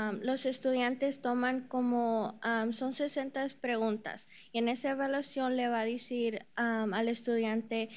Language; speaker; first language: Spanish; early bilingual, heritage; Spanish